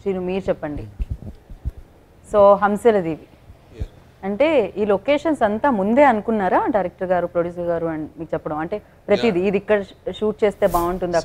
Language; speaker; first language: Telugu; native; Telugu